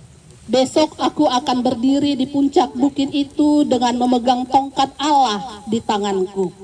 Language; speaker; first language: Indonesian; native; Indonesian